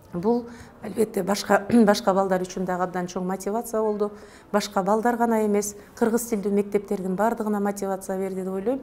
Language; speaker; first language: Kyrgyz; native; Kyrgyz